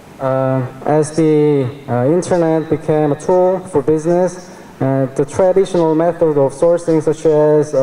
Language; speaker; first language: English; non-native, fluent; Korean